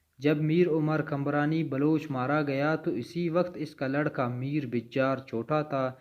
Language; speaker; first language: Urdu; non-native, local second language; Baluchi